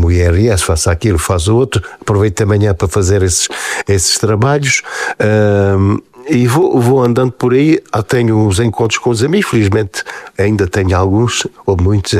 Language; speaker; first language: Portuguese; native; Portuguese